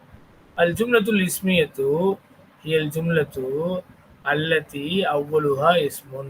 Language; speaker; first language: Arabic; non-native, fluent; Tamil